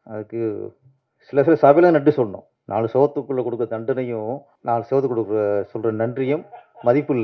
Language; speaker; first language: Tamil; native; Tamil